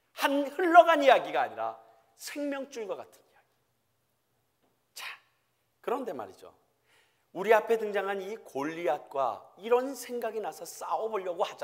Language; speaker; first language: Korean; native; Korean